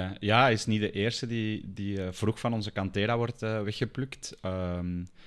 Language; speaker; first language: Dutch; early bilingual, other home language; Spanish